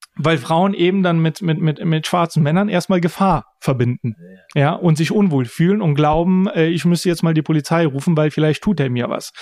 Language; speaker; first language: German; early bilingual, other home language; Bulgarian